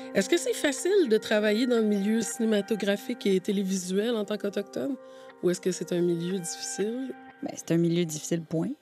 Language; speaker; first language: French; native; French